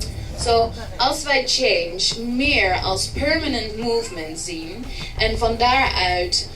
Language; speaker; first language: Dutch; early bilingual, heritage; English